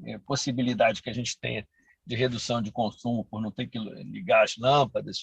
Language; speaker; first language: Portuguese; native; Portuguese